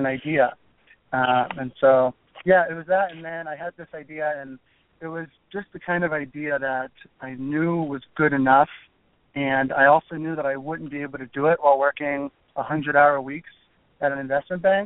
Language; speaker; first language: English; native; English